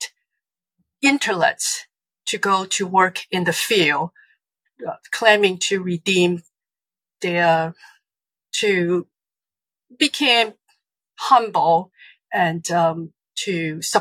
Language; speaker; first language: English; non-native, fluent; Chinese